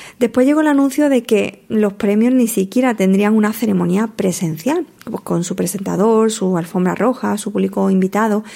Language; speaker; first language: Spanish; native; Spanish